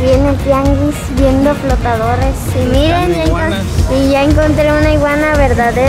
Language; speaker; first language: Spanish; native; Spanish